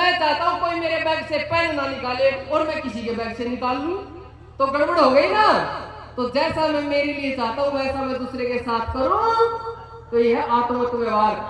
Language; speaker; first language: Hindi; native; Hindi